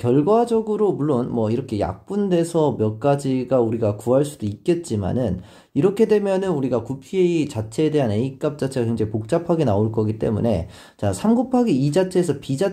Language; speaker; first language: Korean; native; Korean